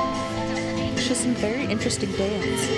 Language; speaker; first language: English; native; English